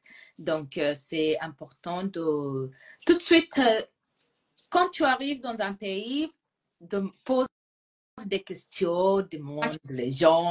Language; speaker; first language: French; non-native, fluent; Gusii